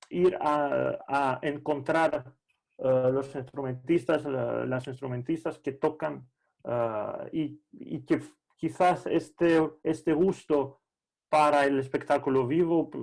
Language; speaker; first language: Spanish; non-native, fluent; Greek